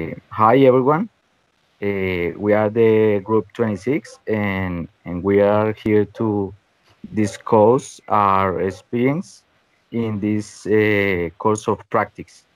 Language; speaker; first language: English; non-native, learner; Spanish